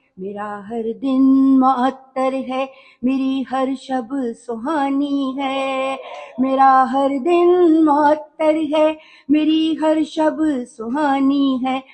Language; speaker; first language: Urdu; native; Urdu